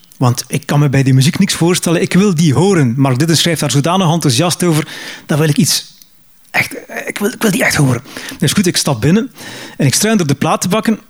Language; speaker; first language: Dutch; native; Dutch